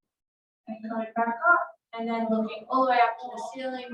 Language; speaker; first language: English; native; English